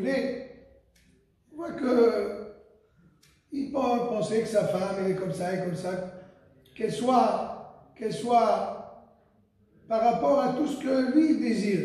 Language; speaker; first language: French; native; French